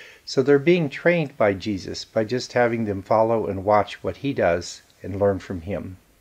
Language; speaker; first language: English; native; English